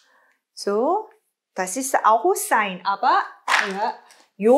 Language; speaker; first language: German; non-native, learner; Korean